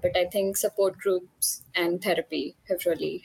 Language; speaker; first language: English; non-native, local second language; Hindi